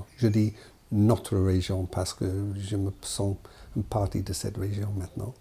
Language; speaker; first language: French; non-native, fluent; English